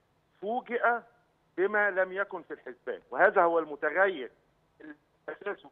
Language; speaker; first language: Arabic; native; Arabic